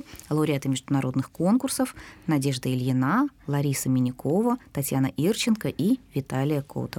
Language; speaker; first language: Russian; native; Russian